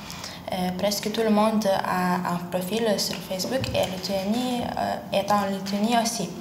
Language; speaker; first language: French; non-native, learner; Lithuanian